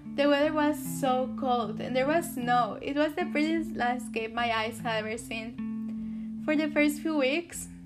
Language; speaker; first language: English; early bilingual, other home language; Spanish